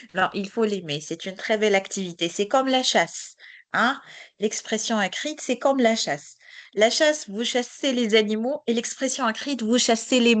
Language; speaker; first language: French; non-native, local second language; Arabic